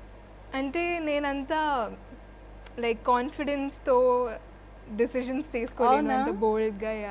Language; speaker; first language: Telugu; non-native, local second language; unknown